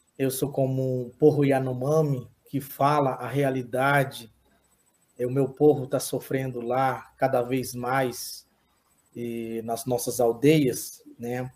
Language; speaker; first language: Portuguese; non-native, local second language; Yanomámi